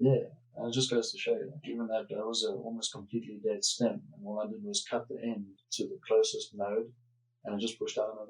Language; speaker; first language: English; native; English